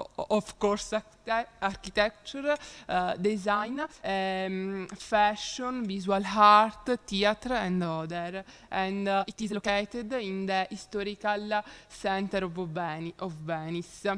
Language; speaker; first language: English; non-native, learner; Italian